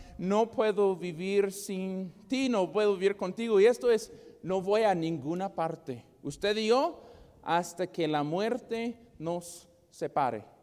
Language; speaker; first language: Spanish; non-native, fluent; English